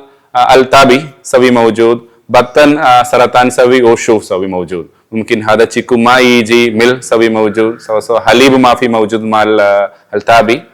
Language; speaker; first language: Arabic; non-native, learner; Malayalam